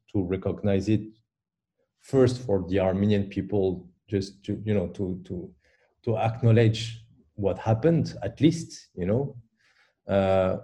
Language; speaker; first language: English; non-native, fluent; French